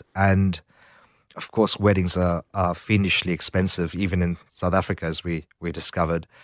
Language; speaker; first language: English; native; English